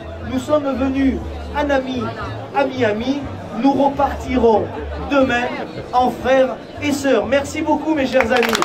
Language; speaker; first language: French; native; French